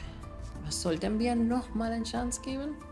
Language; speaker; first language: German; non-native, fluent; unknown